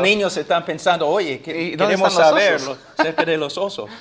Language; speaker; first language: Spanish; non-native, fluent; English